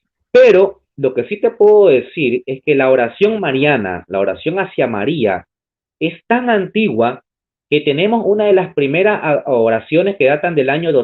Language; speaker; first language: Spanish; native; Spanish